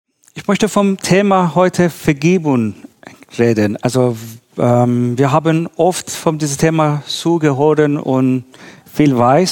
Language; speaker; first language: German; non-native, learner; Persian